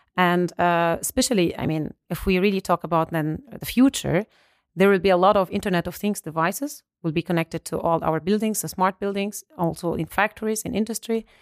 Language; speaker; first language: English; non-native, fluent; Arabic